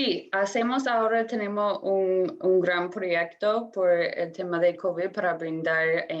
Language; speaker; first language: Spanish; non-native, fluent; English